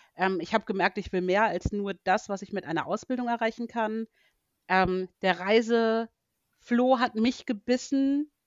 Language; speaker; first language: German; native; German